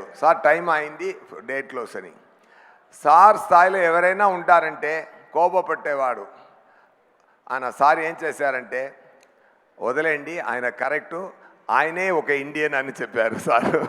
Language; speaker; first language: Telugu; non-native, learner; Tamil